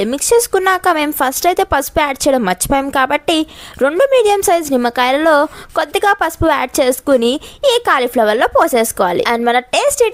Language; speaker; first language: Telugu; native; Telugu